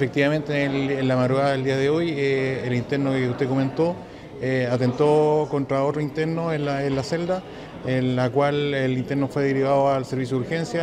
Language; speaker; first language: Spanish; native; Spanish